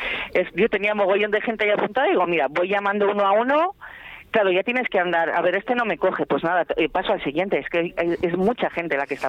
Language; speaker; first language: Spanish; native; Spanish